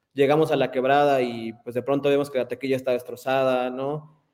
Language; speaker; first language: Spanish; native; Spanish